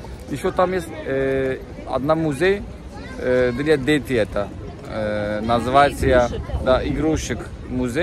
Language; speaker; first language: Russian; non-native, learner; Turkish